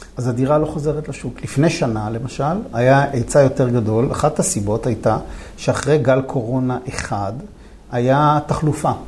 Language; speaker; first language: Hebrew; native; Hebrew